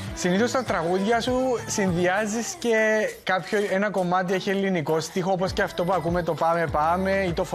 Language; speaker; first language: Greek; native; Greek